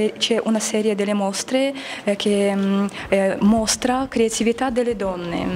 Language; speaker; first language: Italian; non-native, learner; Russian